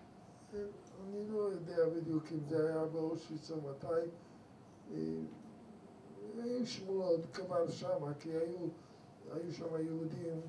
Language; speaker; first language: Hebrew; non-native, fluent; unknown